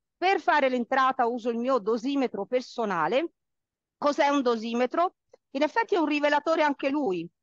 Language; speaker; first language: Italian; native; Italian